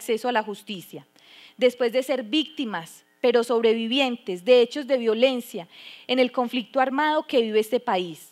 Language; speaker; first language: Spanish; native; Spanish